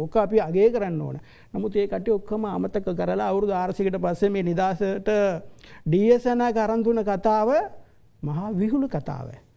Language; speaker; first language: Sinhala; non-native, local second language; Tamil